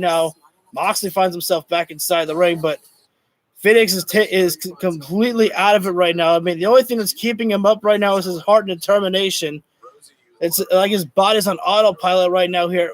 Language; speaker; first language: English; native; English